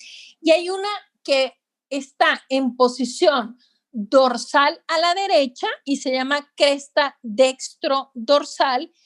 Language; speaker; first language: Spanish; native; Spanish